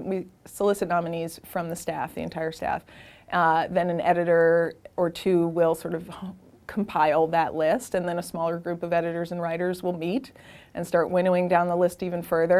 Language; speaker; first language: English; native; English